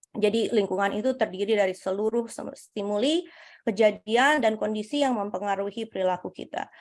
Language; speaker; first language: Indonesian; early bilingual, heritage; Indonesian